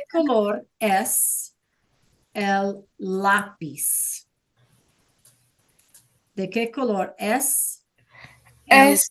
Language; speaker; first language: Spanish; non-native, fluent; English